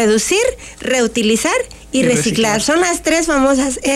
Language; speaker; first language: Spanish; native; Spanish